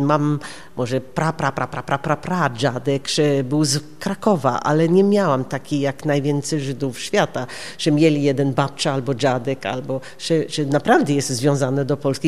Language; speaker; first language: Polish; non-native, learner; Norwegian